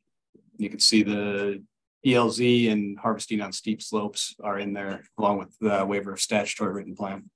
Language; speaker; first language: English; native; English